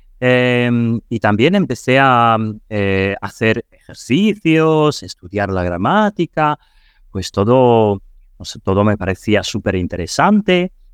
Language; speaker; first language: Spanish; non-native, fluent; Ukrainian